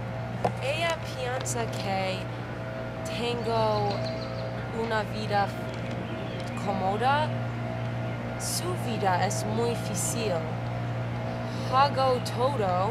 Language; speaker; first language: Spanish; non-native, learner; English